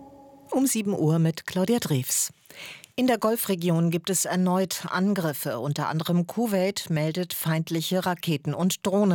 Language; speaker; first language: German; native; German